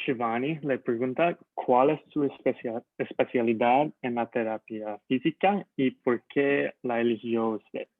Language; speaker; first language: Spanish; non-native, learner; English